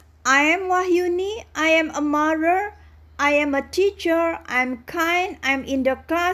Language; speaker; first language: English; non-native, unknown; Indonesian